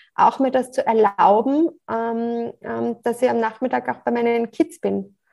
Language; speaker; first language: German; native; German